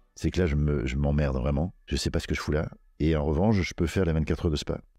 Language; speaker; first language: French; native; French